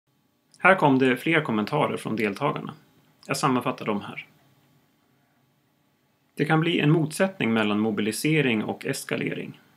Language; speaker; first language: Swedish; native; Swedish